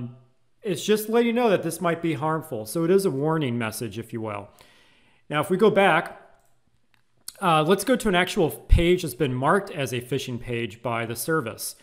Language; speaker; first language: English; native; English